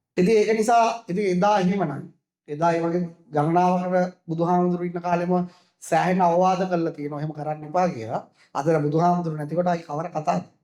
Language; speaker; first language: Sinhala; native; Sinhala